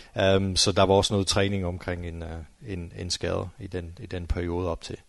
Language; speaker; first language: Danish; non-native, fluent; English